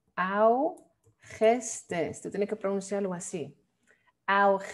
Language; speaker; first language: Spanish; non-native, fluent; Dutch